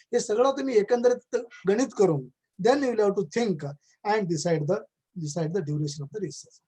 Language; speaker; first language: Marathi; non-native, local second language; Kannada